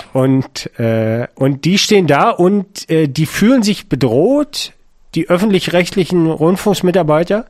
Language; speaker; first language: German; native; German